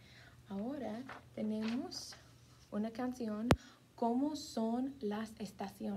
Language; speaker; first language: Spanish; non-native, fluent; English